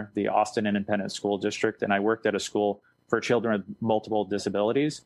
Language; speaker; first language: English; native; English